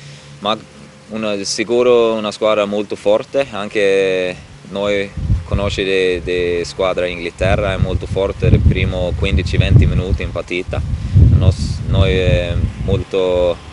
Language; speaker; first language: Italian; non-native, learner; Swedish